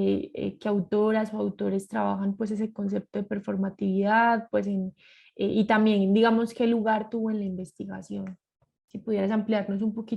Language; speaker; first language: Spanish; native; Spanish